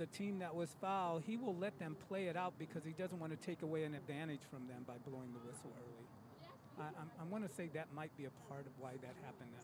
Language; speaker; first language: English; native; English